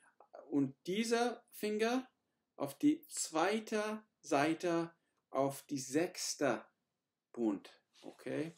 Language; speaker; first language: German; non-native, learner; English